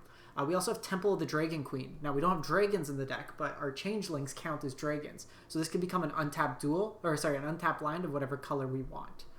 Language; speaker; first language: English; native; English